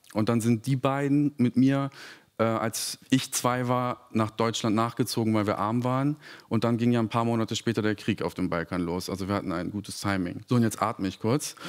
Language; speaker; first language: German; early bilingual, other home language; Serbian